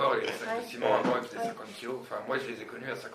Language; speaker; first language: French; native; French